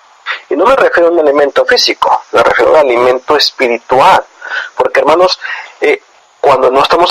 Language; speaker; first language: Spanish; native; Spanish